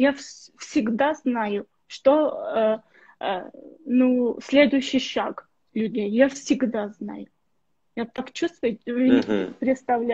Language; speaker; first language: Russian; non-native, local second language; Armenian